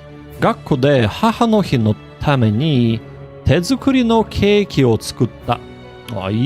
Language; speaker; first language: Japanese; non-native, learner; English